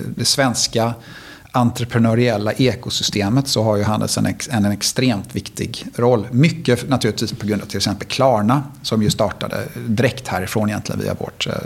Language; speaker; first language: Swedish; native; Swedish